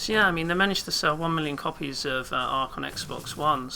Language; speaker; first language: English; native; English